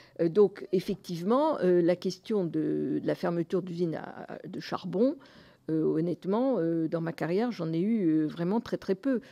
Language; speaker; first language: French; native; French